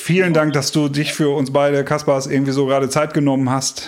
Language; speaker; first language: German; native; German